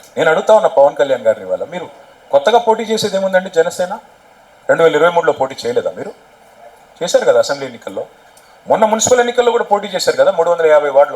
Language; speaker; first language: Telugu; native; Telugu